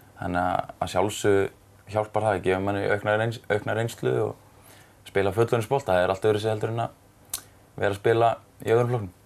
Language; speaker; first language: Icelandic; native; Icelandic